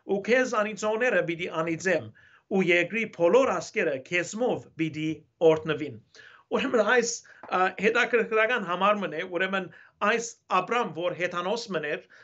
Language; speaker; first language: Armenian; early bilingual, heritage; Armenian